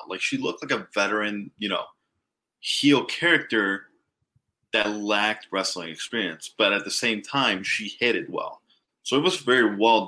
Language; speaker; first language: English; non-native, fluent; Spanish